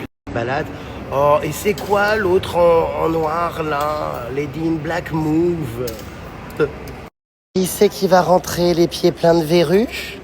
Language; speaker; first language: French; native; French